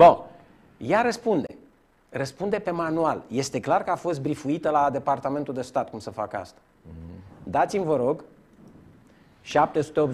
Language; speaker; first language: Romanian; native; Romanian